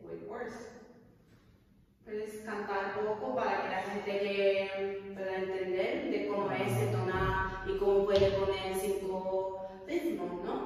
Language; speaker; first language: Spanish; non-native, fluent; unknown